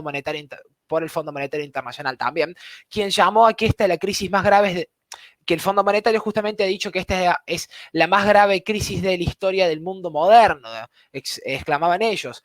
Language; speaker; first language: Spanish; native; Spanish